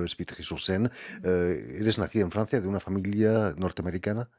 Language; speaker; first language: Spanish; native; Spanish